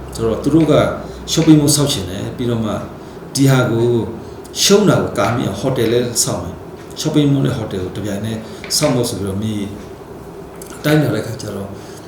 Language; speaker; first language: Burmese; non-native, local second language; Hakha Chin